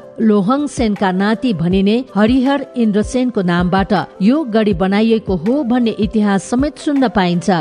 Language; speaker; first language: Nepali; native; Nepali